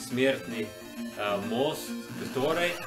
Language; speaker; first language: Russian; non-native, learner; English